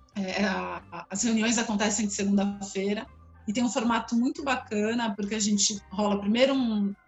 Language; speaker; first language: Portuguese; native; Portuguese